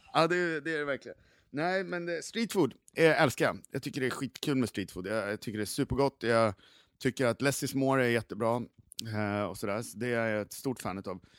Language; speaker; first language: Swedish; native; Swedish